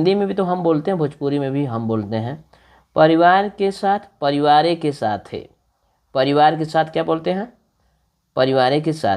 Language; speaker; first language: Hindi; non-native, local second language; Bhojpuri